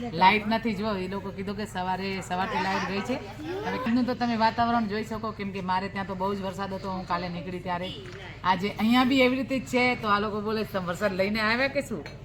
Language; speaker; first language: Gujarati; non-native, local second language; Kachhi